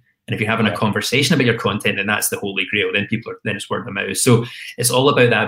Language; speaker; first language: English; native; English